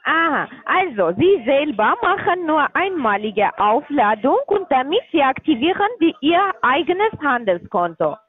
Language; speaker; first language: German; non-native, learner; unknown